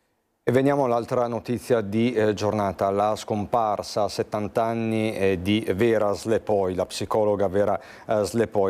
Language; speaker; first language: Italian; native; Italian